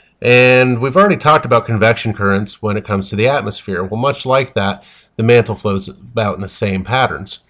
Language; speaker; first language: English; native; English